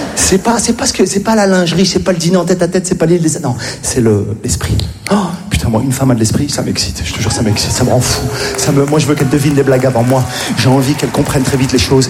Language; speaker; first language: French; native; French